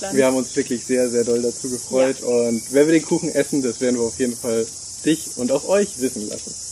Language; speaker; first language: German; native; German